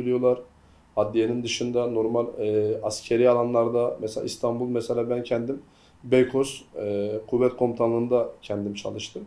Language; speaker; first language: Turkish; native; Turkish